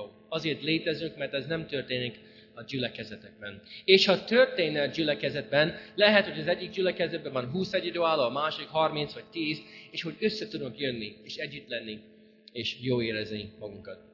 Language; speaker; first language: Hungarian; non-native, fluent; English